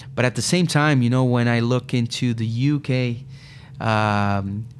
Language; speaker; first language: English; non-native, fluent; Portuguese